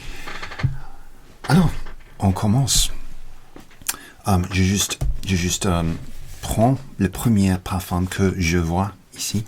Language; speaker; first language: French; non-native, learner; English